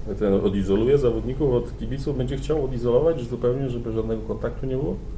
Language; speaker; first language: Polish; native; Polish